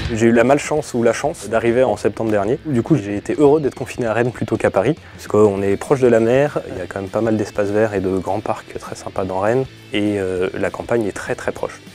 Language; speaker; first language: French; native; French